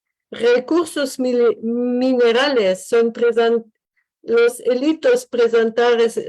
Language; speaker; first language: Spanish; non-native, learner; French